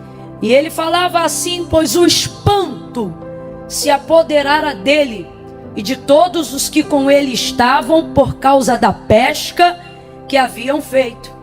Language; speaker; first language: Portuguese; native; Portuguese